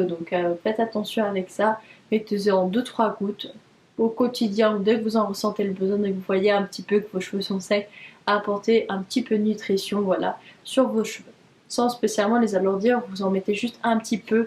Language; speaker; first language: French; native; French